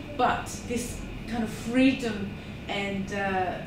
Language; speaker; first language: English; non-native, fluent; Japanese